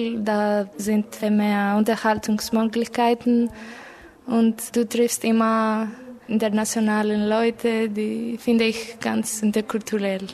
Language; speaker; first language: German; non-native, learner; Greek